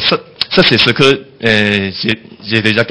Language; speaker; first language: French; non-native, fluent; Chinese